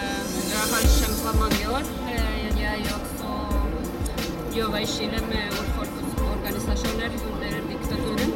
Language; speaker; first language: Norwegian; non-native, fluent; Spanish